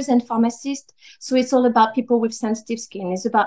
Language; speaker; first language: English; non-native, fluent; French